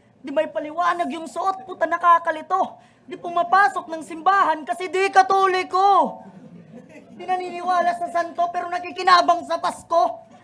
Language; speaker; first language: Filipino; non-native, local second language; Waray